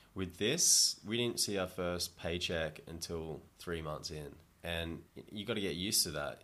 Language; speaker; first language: English; native; English